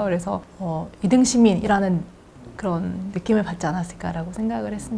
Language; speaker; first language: Korean; native; Korean